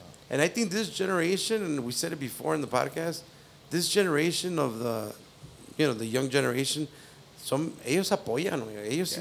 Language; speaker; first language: English; early bilingual, other home language; Spanish